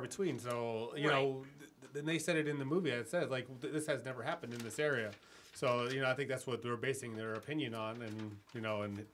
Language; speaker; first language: English; native; English